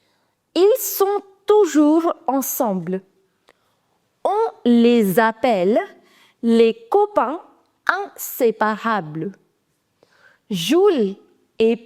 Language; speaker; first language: French; non-native, fluent; Hindi